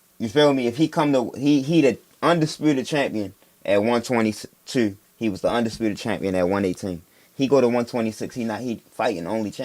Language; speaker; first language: English; native; English